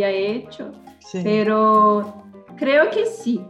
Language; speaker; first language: Spanish; non-native, learner; Portuguese